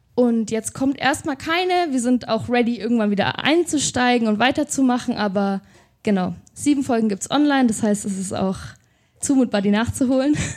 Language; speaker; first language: German; native; German